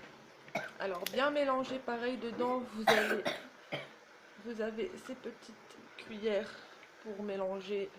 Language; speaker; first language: French; native; French